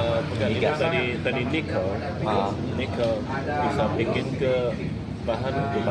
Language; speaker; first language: Indonesian; non-native, learner; Chinese